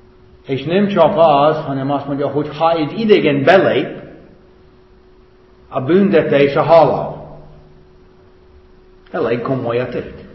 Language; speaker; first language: Hungarian; non-native, fluent; English